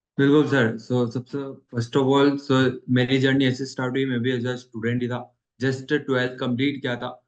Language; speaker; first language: Hindi; native; Hindi